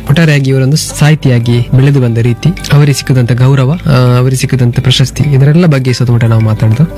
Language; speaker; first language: Kannada; non-native, local second language; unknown